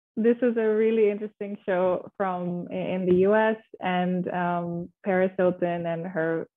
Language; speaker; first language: English; non-native, fluent; Indonesian